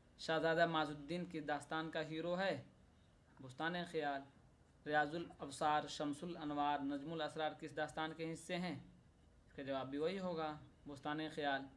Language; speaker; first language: Urdu; native; Urdu